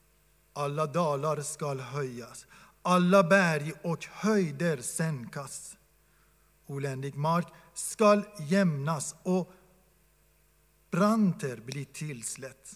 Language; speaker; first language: Swedish; non-native, fluent; Persian